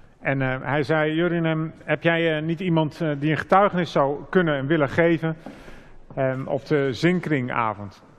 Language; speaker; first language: Dutch; native; Dutch